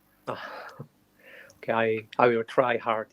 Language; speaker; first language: English; non-native, learner; Korean